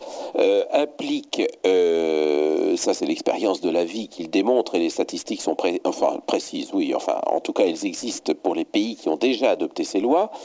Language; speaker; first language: French; native; French